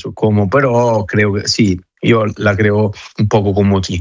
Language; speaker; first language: Spanish; non-native, fluent; Italian